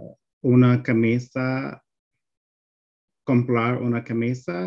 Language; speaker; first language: Spanish; non-native, learner; English